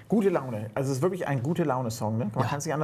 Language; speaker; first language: German; native; German